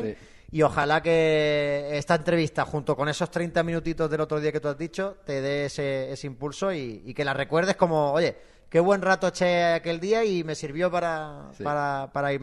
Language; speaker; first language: Spanish; native; Spanish